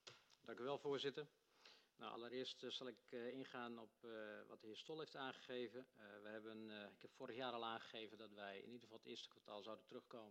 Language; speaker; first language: Dutch; native; Dutch